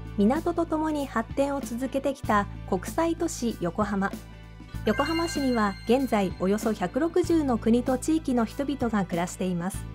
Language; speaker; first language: Japanese; native; Japanese